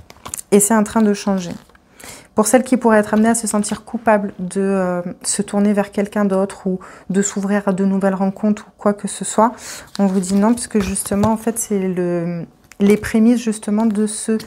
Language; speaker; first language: French; native; French